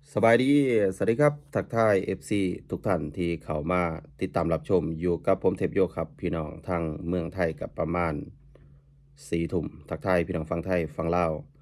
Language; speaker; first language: Thai; native; Thai